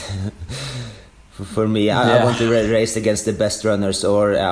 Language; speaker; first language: English; non-native, fluent; Norwegian